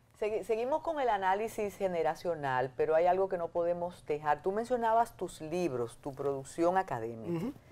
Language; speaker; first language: Spanish; native; Spanish